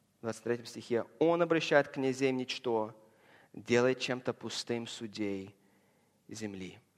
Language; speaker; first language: Russian; early bilingual, heritage; Russian